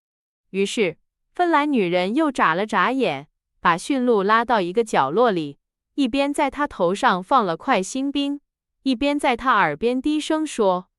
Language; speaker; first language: Chinese; native; Chinese